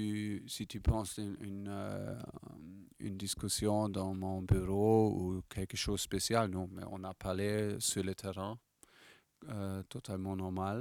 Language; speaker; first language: French; non-native, fluent; German